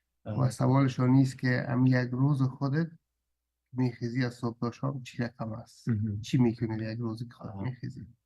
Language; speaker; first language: Persian; early bilingual, heritage; Persian